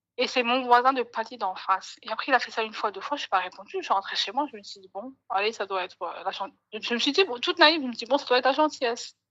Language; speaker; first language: French; early bilingual, other home language; Arabic